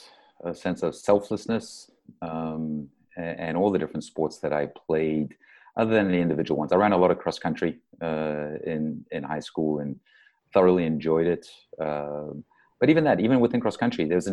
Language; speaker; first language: English; native; English